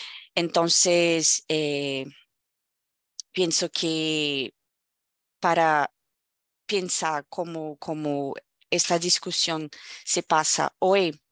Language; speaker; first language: Spanish; non-native, fluent; Portuguese